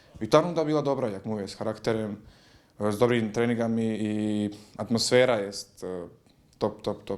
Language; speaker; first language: Polish; non-native, learner; Croatian